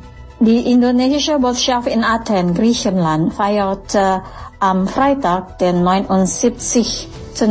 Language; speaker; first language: German; non-native, fluent; Indonesian